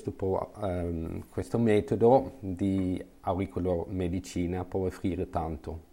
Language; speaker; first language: Italian; non-native, fluent; Dutch